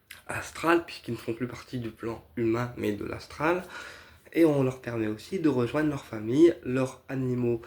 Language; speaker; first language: French; native; French